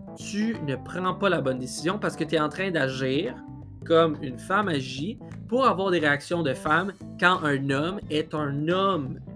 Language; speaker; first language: French; native; French